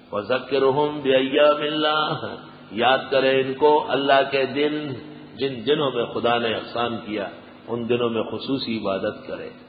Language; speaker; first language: Urdu; non-native, local second language; Pashto